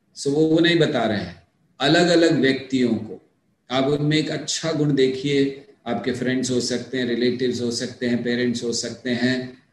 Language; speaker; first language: Hindi; native; Hindi